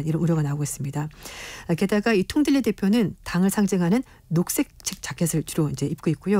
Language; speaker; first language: Korean; native; Korean